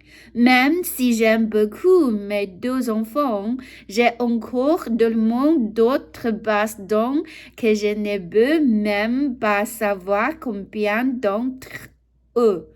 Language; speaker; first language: French; non-native, learner; Chinese